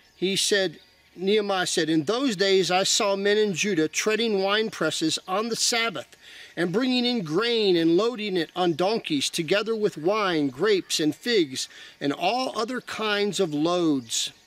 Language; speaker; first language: English; native; English